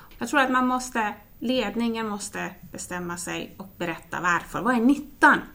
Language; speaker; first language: Swedish; non-native, fluent; Persian